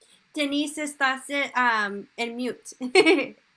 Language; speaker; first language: Spanish; early bilingual, heritage; Spanish